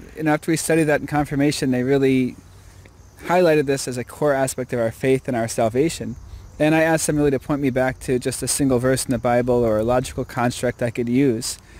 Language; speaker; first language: English; native; English